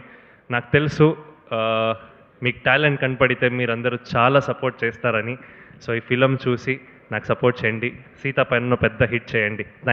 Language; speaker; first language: Telugu; non-native, learner; Kannada